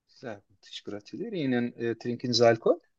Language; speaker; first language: German; non-native, learner; Turkish